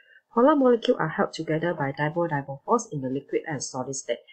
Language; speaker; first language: English; non-native, local second language; Chinese